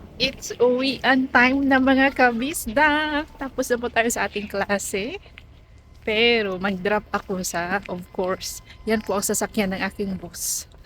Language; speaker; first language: Filipino; non-native, local second language; Cebuano